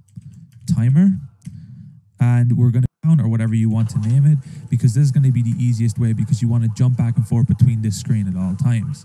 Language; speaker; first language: English; native; English